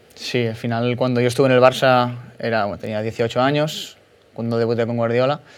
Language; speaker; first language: Spanish; native; Spanish